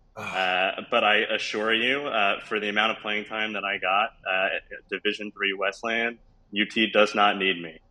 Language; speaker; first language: English; native; English